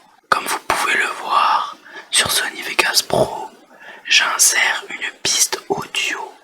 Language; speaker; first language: French; native; French